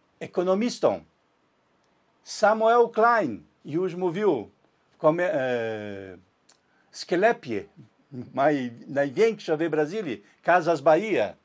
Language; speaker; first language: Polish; non-native, learner; Portuguese